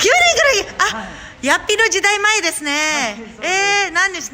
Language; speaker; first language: Japanese; non-native, learner; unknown